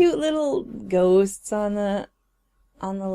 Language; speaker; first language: English; native; English